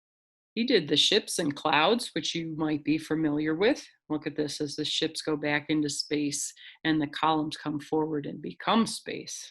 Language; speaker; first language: English; native; English